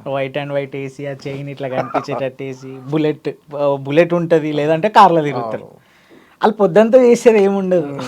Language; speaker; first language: Telugu; native; Telugu